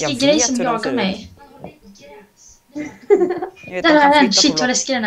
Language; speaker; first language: Swedish; native; Swedish